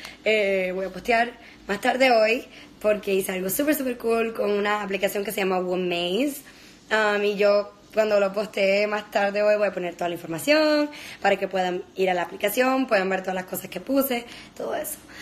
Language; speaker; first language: Spanish; early bilingual, heritage; Spanish